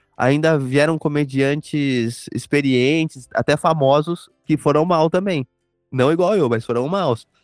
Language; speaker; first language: Portuguese; native; Portuguese